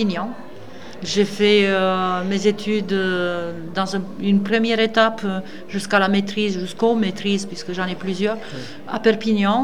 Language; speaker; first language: French; non-native, fluent; Romanian